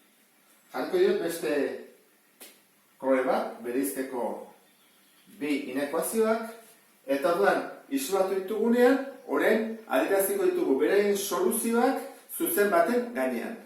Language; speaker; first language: Basque; native; Basque